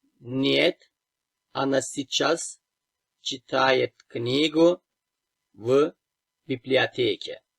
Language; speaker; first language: Russian; non-native, fluent; Turkish